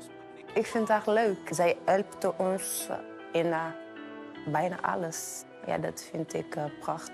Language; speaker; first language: Dutch; non-native, learner; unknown